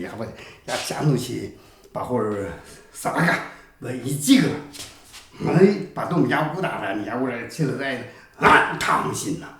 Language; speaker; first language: Russian; non-native, learner; Chinese